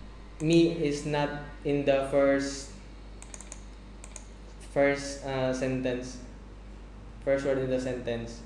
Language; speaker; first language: English; non-native, fluent; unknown